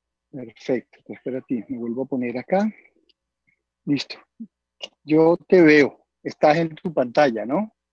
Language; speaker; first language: Spanish; native; Spanish